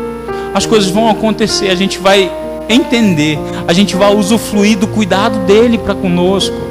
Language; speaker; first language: Portuguese; native; Portuguese